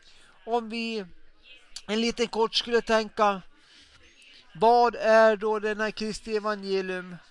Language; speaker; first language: Swedish; non-native, local second language; Finnish